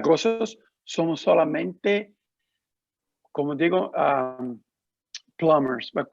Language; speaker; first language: Spanish; non-native, learner; Portuguese